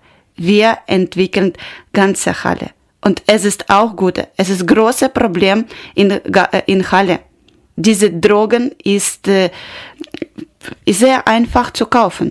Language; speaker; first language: German; non-native, learner; Ukrainian